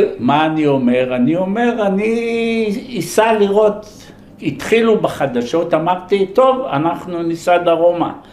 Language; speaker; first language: Hebrew; early bilingual, other home language; Polish